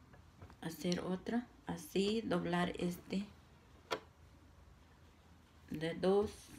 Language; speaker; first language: Spanish; non-native, local second language; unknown